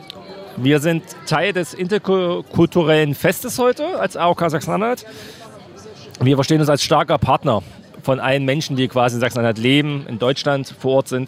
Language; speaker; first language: German; native; German